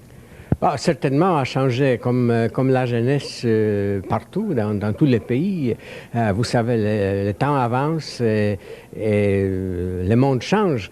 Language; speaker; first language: French; non-native, fluent; Polish